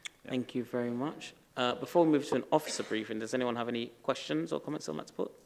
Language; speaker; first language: English; native; English